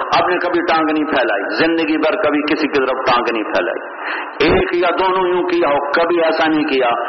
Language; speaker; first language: Urdu; non-native, local second language; Punjabi